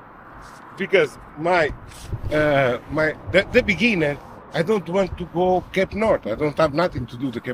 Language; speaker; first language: English; non-native, learner; Portuguese